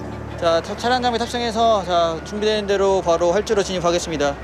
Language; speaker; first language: Korean; native; Korean